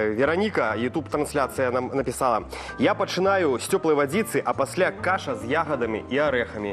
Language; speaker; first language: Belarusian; non-native, local second language; Russian